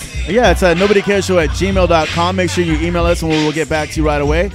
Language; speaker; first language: English; native; English